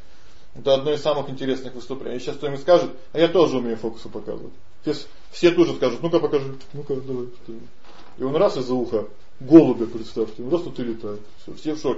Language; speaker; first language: Russian; native; Russian